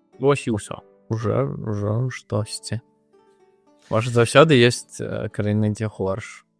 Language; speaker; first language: Belarusian; non-native, local second language; Russian